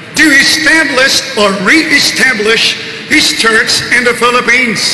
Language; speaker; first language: English; non-native, local second language; Filipino